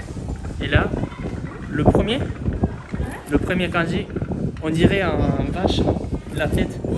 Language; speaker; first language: French; non-native, fluent; Japanese